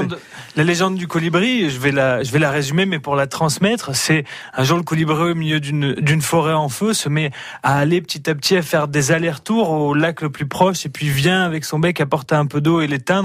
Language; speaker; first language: French; native; French